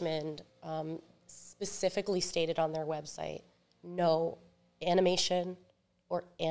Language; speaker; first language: English; native; English